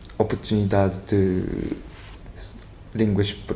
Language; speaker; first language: Portuguese; non-native, learner; Korean